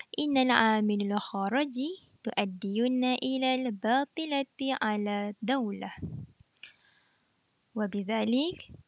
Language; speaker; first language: Arabic; non-native, learner; Malay